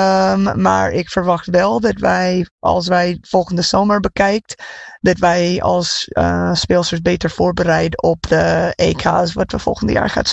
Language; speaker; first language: Dutch; non-native, fluent; English